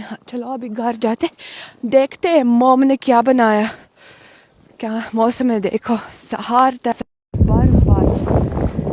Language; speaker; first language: Hindi; non-native, fluent; Russian